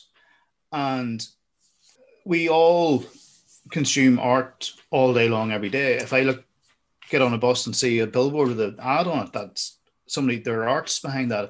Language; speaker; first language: English; native; English